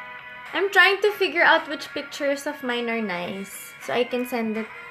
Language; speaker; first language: English; non-native, local second language; Filipino